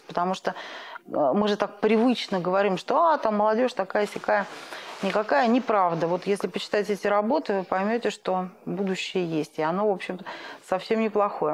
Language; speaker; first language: Russian; native; Russian